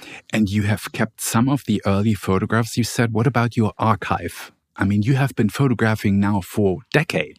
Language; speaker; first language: English; non-native, fluent; German